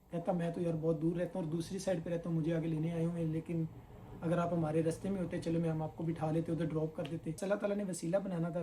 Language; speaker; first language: Urdu; non-native, local second language; Punjabi